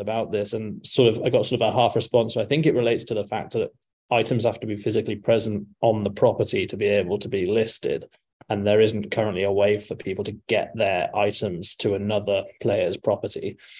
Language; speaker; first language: English; native; English